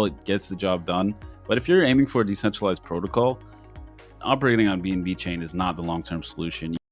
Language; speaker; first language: English; native; English